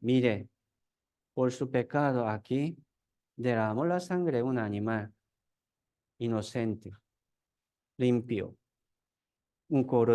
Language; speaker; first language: Spanish; non-native, fluent; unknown